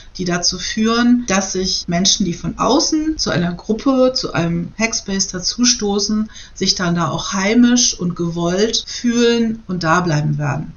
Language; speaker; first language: German; native; German